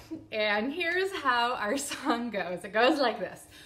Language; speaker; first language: English; native; English